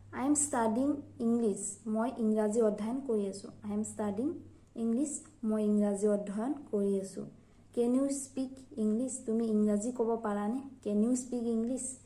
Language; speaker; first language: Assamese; native; Assamese